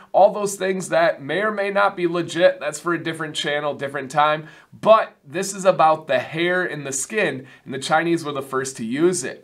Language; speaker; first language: English; native; English